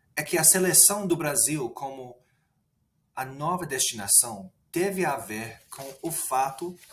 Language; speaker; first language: Portuguese; non-native, fluent; English